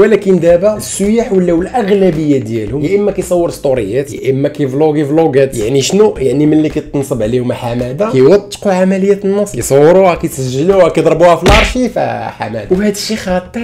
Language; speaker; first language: Arabic; native; Arabic